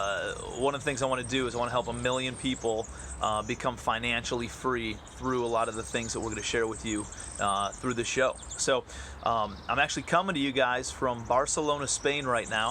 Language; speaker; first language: English; native; English